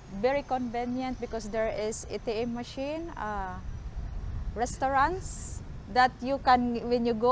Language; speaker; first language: English; non-native, local second language; Cebuano